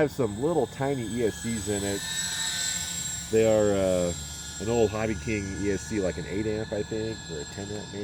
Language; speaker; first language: English; native; English